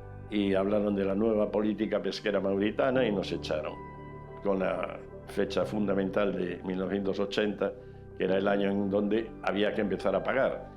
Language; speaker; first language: Spanish; native; Spanish